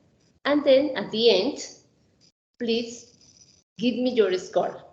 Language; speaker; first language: English; non-native, learner; Spanish